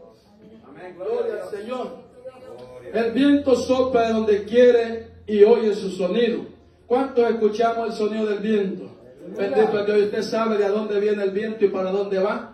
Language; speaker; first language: Spanish; native; Spanish